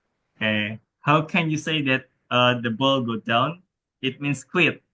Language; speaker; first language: English; non-native, learner; Indonesian